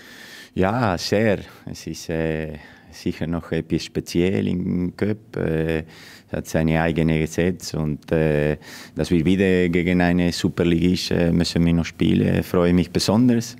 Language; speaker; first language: German; non-native, fluent; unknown